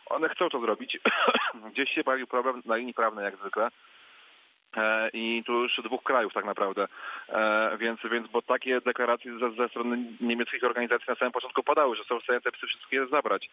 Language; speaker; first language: Polish; native; Polish